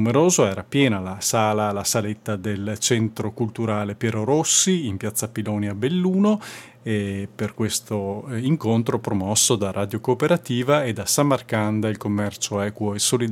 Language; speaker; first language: Italian; native; Italian